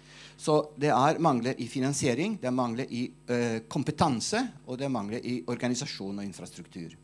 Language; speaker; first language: Norwegian; non-native, fluent; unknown